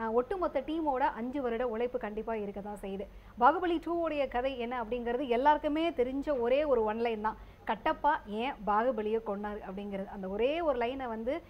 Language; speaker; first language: Tamil; native; Tamil